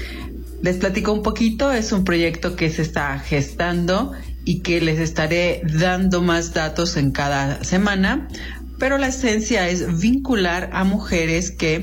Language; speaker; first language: Spanish; native; Spanish